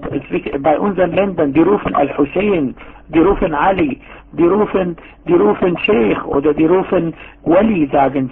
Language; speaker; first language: German; non-native, fluent; Arabic